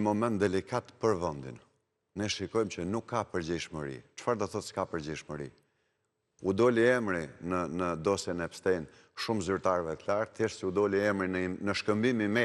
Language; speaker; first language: Albanian; native; Albanian